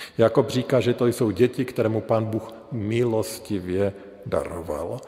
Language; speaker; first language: Czech; native; Czech